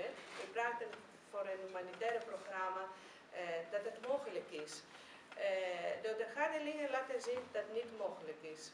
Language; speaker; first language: Dutch; non-native, fluent; Greek